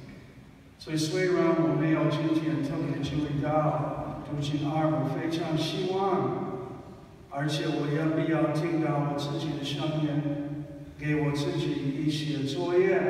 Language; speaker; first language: Chinese; non-native, fluent; English